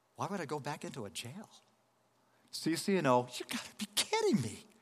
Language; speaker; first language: English; native; English